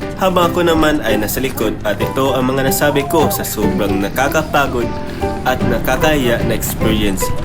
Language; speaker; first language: Filipino; non-native, local second language; Cebuano